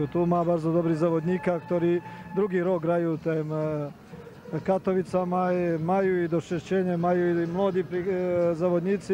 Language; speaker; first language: Polish; non-native, learner; Serbian